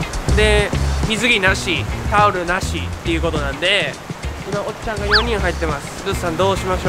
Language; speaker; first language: Japanese; native; Japanese